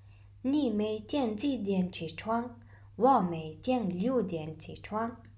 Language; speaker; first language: Chinese; non-native, fluent; Mongolian